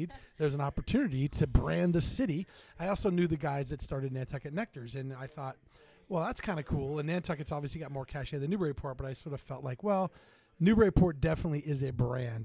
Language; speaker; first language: English; native; English